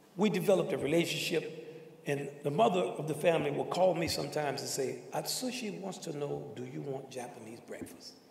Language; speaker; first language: English; native; English